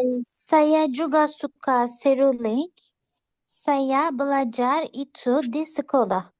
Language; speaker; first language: Indonesian; non-native, learner; Turkish